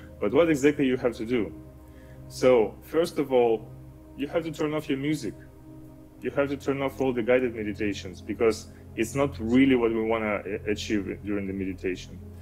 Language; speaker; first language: English; non-native, fluent; Ukrainian